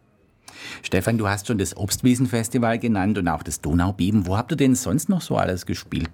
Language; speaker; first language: German; native; German